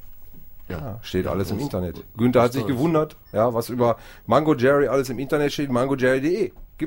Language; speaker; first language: German; native; German